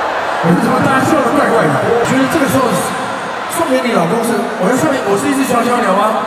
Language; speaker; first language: Chinese; native; Chinese